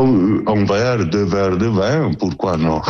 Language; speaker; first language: French; non-native, learner; Italian